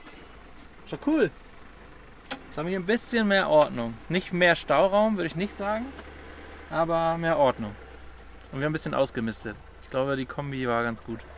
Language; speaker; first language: German; native; German